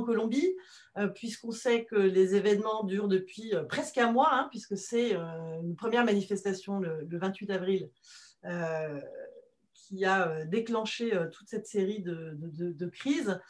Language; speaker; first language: French; native; French